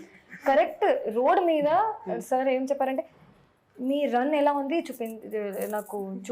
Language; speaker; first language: Telugu; non-native, local second language; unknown